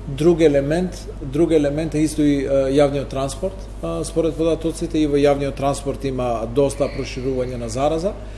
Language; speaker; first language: Macedonian; non-native, local second language; Albanian